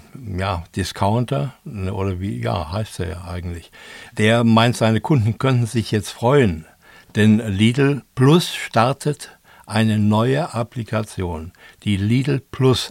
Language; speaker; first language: German; native; German